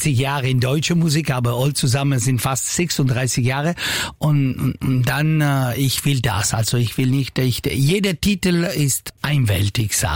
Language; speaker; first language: German; non-native, learner; Italian